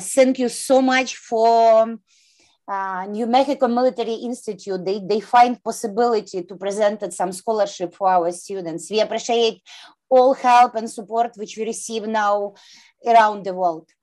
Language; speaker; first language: English; non-native, learner; Ukrainian